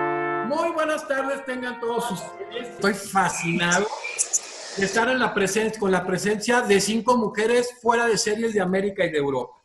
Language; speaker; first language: Spanish; native; Spanish